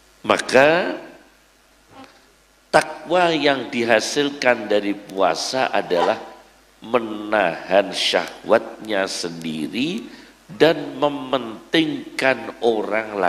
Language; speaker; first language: Indonesian; native; Indonesian